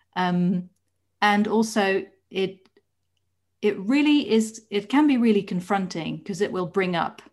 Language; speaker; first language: English; non-native, fluent; Dutch